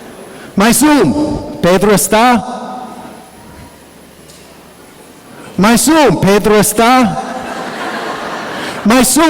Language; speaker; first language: Portuguese; non-native, learner; English